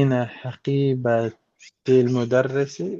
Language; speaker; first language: Arabic; non-native, learner; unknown